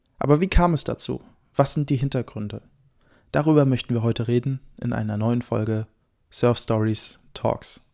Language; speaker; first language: German; native; German